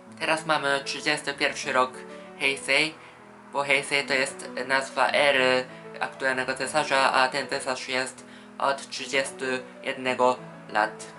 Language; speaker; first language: Polish; non-native, fluent; Japanese